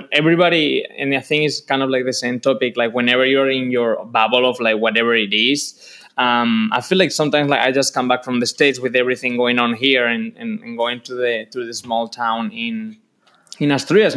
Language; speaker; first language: English; non-native, fluent; Spanish